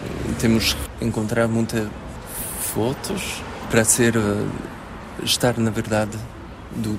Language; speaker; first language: Portuguese; early bilingual, heritage; French